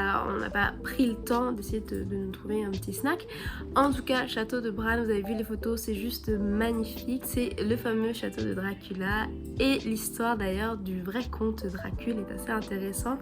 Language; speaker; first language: French; native; French